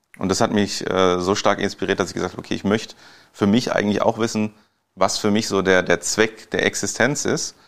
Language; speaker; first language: German; native; German